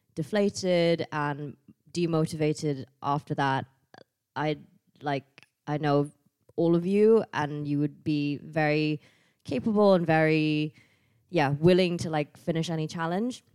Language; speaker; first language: English; non-native, fluent; Thai